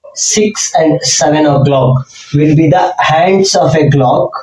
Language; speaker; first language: English; non-native, local second language; Kannada